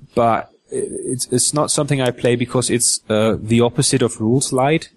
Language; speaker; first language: English; non-native, fluent; German